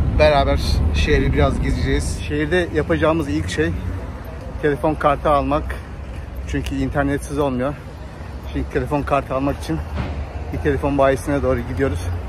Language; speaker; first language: Turkish; early bilingual, heritage; Turkish